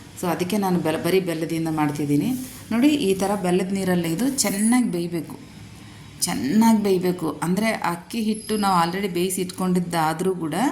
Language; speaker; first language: Kannada; non-native, local second language; Telugu